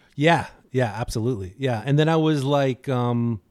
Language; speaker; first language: English; native; English